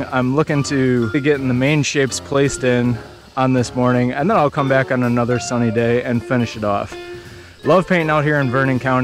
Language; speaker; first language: English; native; English